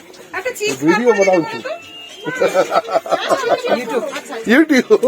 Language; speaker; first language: Nepali; non-native, learner; Bangla